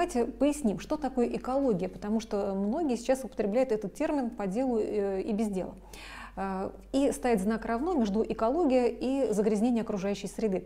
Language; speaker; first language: Russian; native; Russian